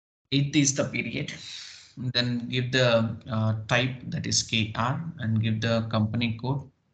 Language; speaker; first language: English; non-native, local second language; Telugu